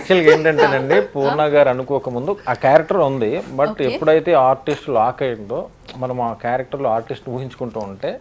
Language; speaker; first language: Telugu; native; Telugu